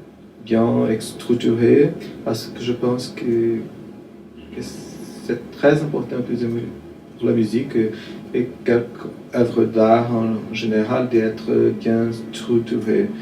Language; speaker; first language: French; non-native, fluent; Portuguese